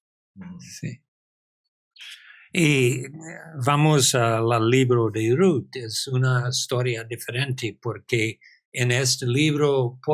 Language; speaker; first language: Spanish; non-native, fluent; English